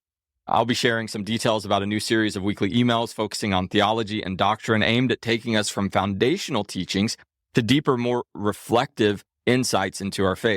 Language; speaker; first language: English; native; English